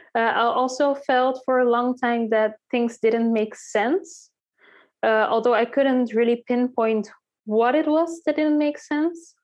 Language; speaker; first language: English; early bilingual, heritage; Dutch